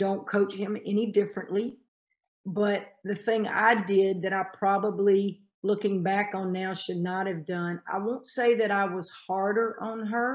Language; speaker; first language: English; native; English